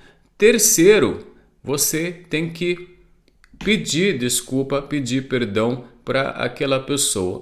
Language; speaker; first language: Portuguese; non-native, fluent; Arabic